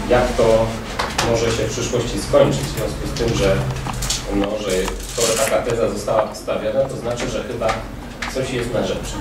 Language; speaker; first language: Polish; native; Polish